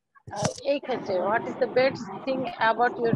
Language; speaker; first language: English; non-native, learner; Bangla